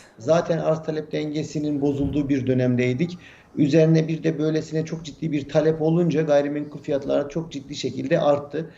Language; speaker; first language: Turkish; native; Turkish